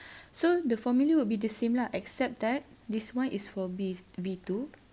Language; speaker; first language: English; non-native, local second language; Malay